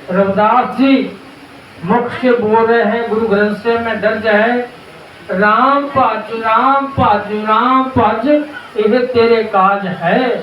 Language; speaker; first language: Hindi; non-native, local second language; Punjabi